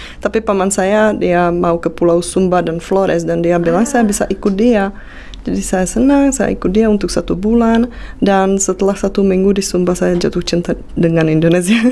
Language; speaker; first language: Indonesian; non-native, fluent; Czech